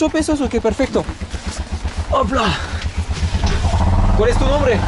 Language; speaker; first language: Spanish; non-native, learner; French